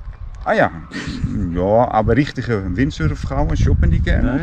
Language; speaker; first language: German; non-native, learner; Dutch